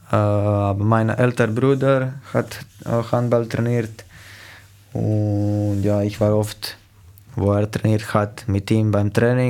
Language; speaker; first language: German; non-native, fluent; Slovenian